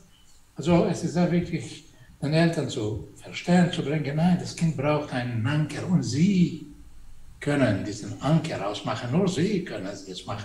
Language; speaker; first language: German; non-native, fluent; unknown